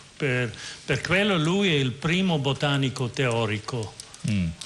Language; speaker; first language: Italian; non-native, fluent; German